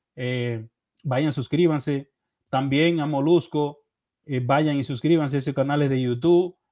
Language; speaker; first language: Spanish; native; Spanish